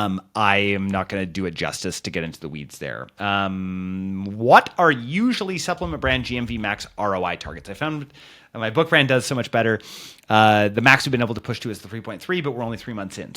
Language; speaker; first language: English; native; English